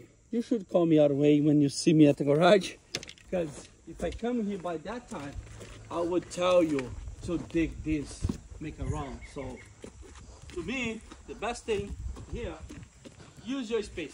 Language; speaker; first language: English; non-native, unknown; Portuguese